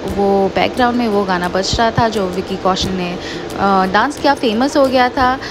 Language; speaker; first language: Hindi; non-native, local second language; Bangla